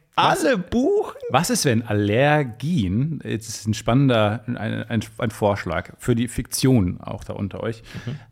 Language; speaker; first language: German; native; German